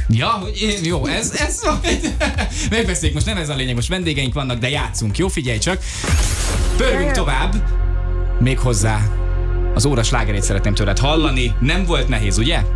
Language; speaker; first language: Hungarian; native; Hungarian